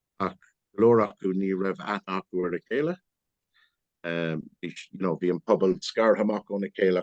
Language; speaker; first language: Irish; non-native, local second language; English